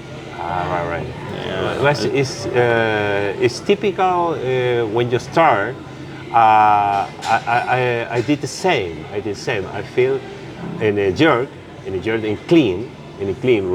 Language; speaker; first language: English; non-native, local second language; Spanish